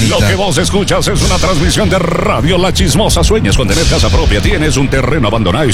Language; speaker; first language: Spanish; native; Spanish